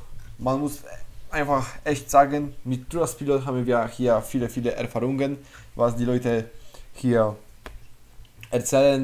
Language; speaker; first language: German; non-native, fluent; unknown